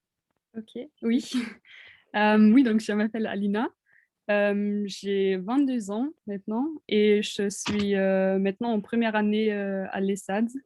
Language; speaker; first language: French; non-native, fluent; German